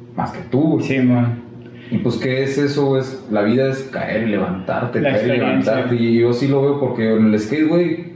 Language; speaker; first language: Spanish; native; Spanish